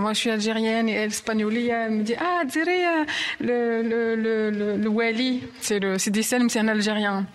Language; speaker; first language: French; non-native, local second language; Arabic